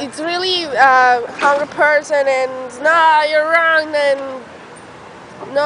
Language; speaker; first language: English; non-native, learner; Spanish